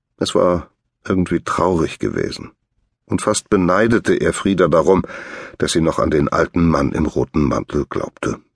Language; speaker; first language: German; native; German